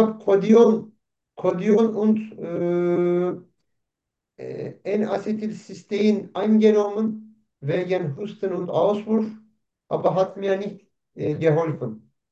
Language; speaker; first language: German; non-native, learner; Turkish